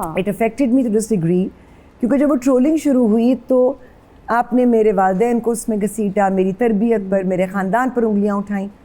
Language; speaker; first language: Urdu; native; Urdu